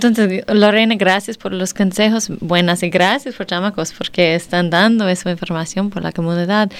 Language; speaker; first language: Spanish; non-native, learner; English